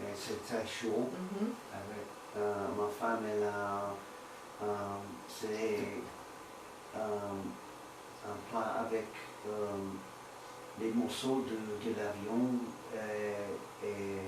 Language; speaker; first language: French; non-native, learner; English